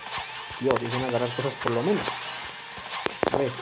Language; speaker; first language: Spanish; native; Spanish